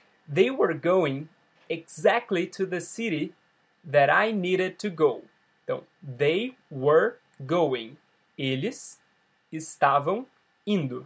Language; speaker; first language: English; non-native, fluent; Portuguese